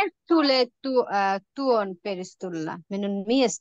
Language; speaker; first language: Finnish; non-native, learner; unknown